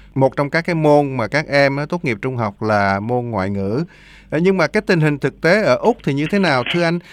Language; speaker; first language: Vietnamese; native; Vietnamese